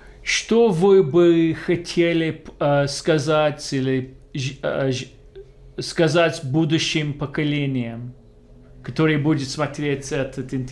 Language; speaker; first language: Russian; non-native, fluent; English